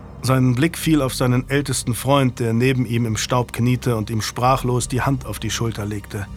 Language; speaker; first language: German; native; German